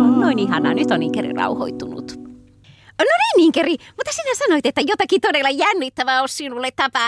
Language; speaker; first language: Finnish; native; Finnish